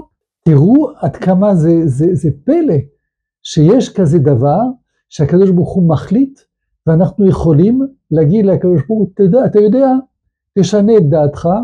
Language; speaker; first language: Hebrew; non-native, fluent; French